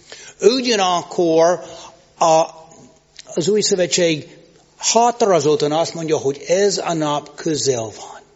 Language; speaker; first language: Hungarian; non-native, fluent; English